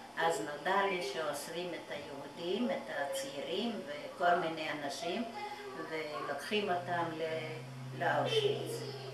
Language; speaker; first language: Hebrew; non-native, fluent; Yiddish